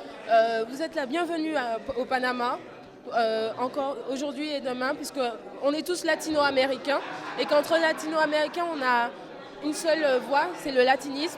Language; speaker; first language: French; native; French